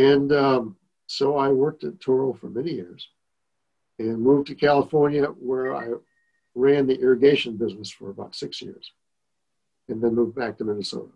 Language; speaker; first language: English; native; English